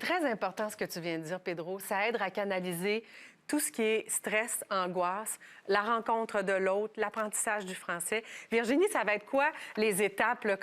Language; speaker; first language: French; native; French